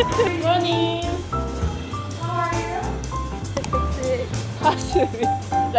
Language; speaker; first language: English; non-native, learner; Japanese